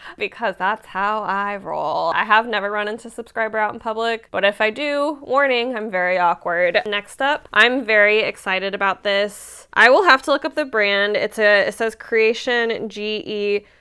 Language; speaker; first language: English; native; English